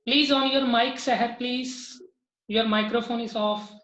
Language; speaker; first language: English; non-native, local second language; Punjabi